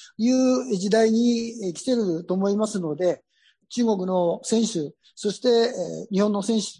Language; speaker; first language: Japanese; native; Japanese